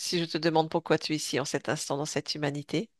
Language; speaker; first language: French; native; French